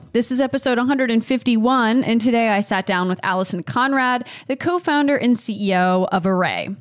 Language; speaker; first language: English; native; English